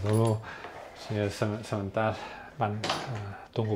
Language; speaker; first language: Indonesian; non-native, learner; Catalan